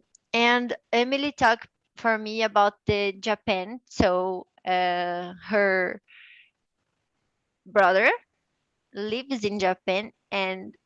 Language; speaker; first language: English; non-native, learner; Portuguese